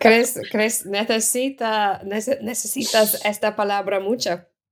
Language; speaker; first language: Spanish; non-native, learner; English